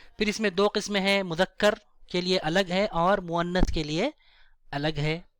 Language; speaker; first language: Urdu; native; Urdu